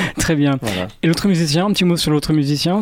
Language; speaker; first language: French; native; French